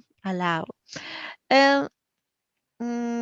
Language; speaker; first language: English; non-native, learner; Spanish